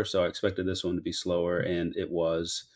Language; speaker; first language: English; native; English